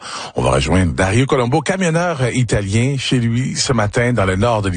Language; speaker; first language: French; native; French